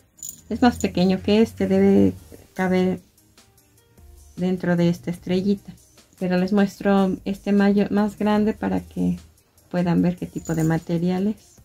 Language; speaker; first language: Spanish; native; Spanish